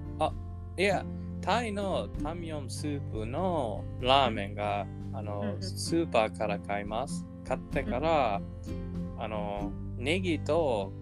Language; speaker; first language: Japanese; non-native, learner; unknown